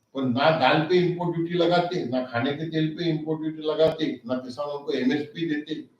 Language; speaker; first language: Hindi; non-native, local second language; Marathi